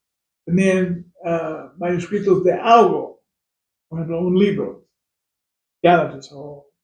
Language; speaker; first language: Spanish; non-native, fluent; English